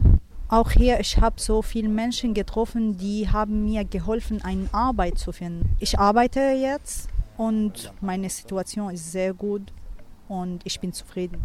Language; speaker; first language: German; non-native, learner; Arabic